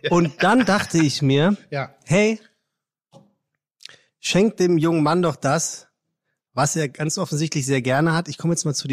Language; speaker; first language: German; native; German